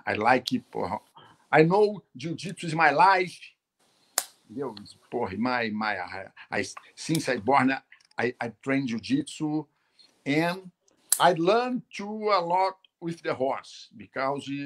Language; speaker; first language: English; non-native, learner; Portuguese